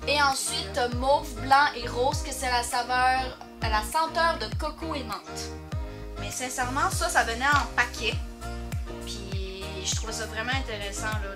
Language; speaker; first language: French; native; French